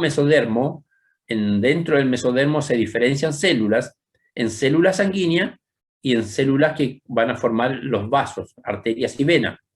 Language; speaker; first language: Spanish; native; Spanish